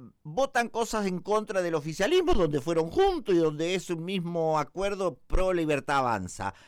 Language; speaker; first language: Spanish; native; Spanish